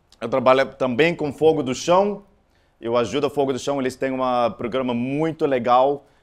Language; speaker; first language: Portuguese; non-native, fluent; Afrikaans